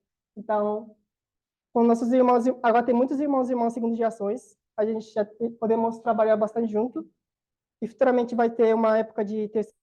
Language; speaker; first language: Portuguese; non-native, learner; Korean